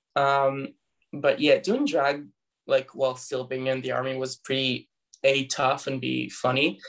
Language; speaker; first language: English; non-native, fluent; Hebrew